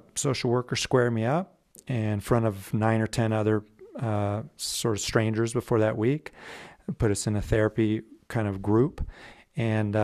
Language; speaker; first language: English; native; English